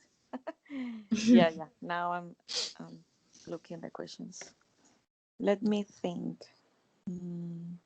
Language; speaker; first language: English; non-native, learner; Spanish